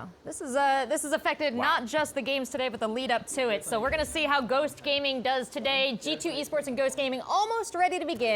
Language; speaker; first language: English; native; English